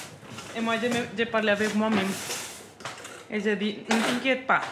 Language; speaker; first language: French; non-native, learner; Spanish